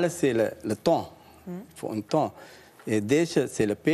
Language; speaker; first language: French; non-native, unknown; Sinhala